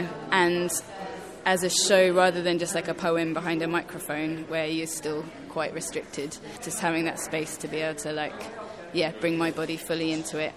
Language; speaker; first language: English; native; English